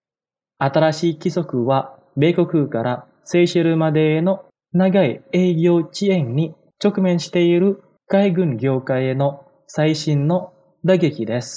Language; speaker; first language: Japanese; non-native, fluent; Indonesian